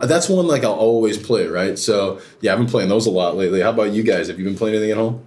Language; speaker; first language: English; native; English